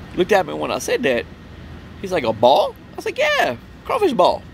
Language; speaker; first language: English; native; English